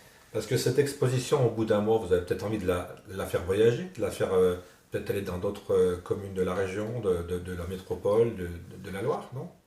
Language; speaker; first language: French; native; French